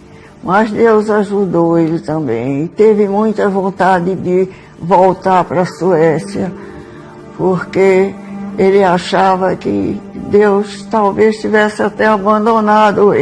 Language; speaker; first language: Portuguese; early bilingual, other home language; Swedish